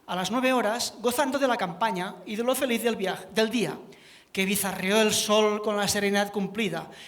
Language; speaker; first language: Spanish; non-native, local second language; Catalan